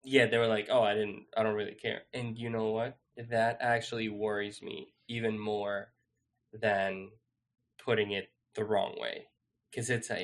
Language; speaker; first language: English; non-native, fluent; Spanish